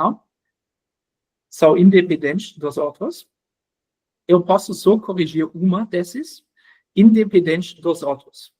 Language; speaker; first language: Portuguese; non-native, fluent; German